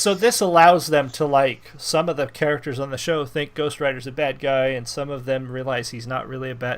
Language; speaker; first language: English; native; English